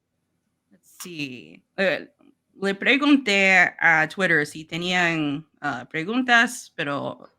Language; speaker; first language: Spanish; non-native, learner; English